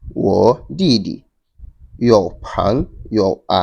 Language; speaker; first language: Chinese; non-native, fluent; Wolof